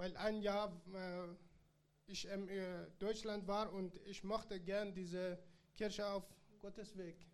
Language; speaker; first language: German; non-native, learner; Persian